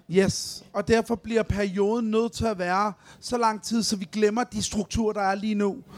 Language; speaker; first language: Danish; early bilingual, other home language; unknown